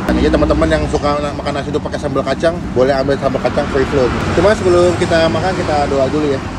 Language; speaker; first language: Indonesian; native; Indonesian